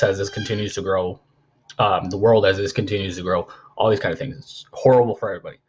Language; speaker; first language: English; native; English